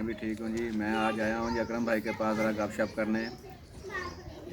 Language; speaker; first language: Hindi; non-native, local second language; Punjabi